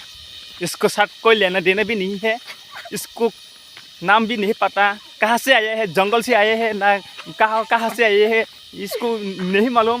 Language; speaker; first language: Hindi; non-native, local second language; Kok Borok